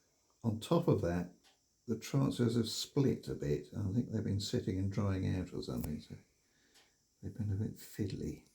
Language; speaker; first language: English; native; English